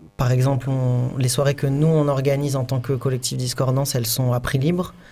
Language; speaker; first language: French; native; French